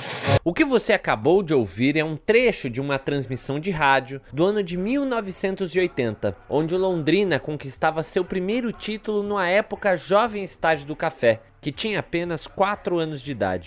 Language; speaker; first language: Portuguese; native; Portuguese